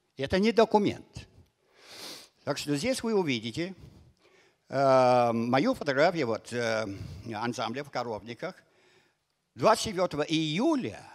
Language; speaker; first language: Russian; non-native, fluent; English